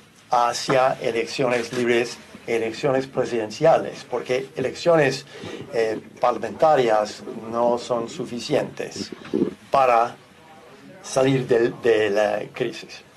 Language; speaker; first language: Spanish; non-native, fluent; English